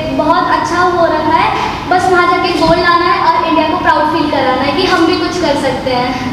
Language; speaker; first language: Hindi; native; Hindi